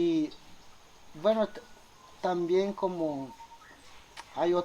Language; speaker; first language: Spanish; non-native, local second language; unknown